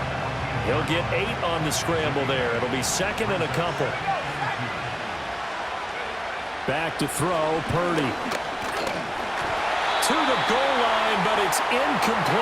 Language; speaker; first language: English; native; English